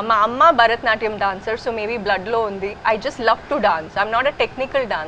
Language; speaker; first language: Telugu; early bilingual, heritage; Kannada